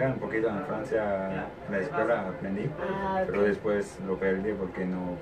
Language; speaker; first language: Spanish; non-native, learner; French